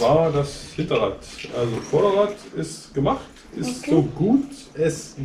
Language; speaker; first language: German; native; German